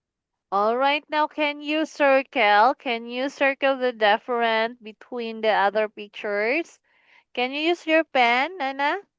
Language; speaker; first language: English; non-native, fluent; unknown